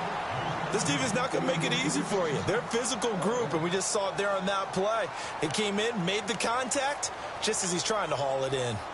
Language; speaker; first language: English; native; English